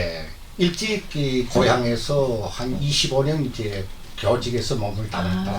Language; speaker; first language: Korean; native; Korean